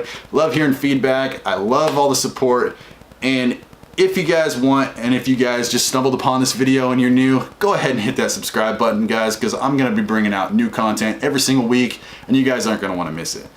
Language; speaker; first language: English; native; English